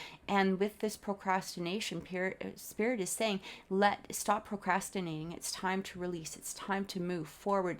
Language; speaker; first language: English; native; English